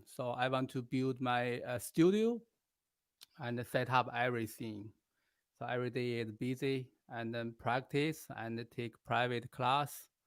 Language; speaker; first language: English; non-native, learner; Chinese